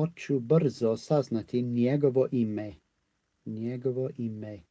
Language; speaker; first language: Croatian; non-native, learner; English